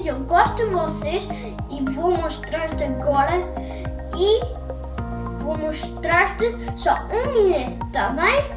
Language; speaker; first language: Portuguese; early bilingual, other home language; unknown